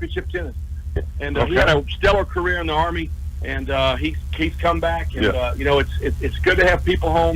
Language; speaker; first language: English; native; English